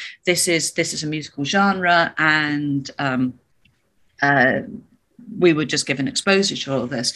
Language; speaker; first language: English; native; English